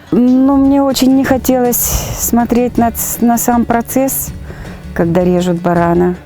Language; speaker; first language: Russian; native; Russian